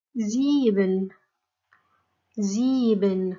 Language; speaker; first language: German; non-native, fluent; Arabic